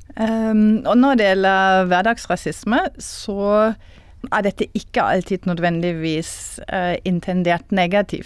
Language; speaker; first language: Norwegian; non-native, fluent; German